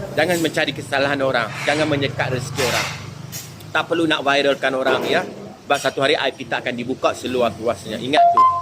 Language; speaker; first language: Malay; native; Malay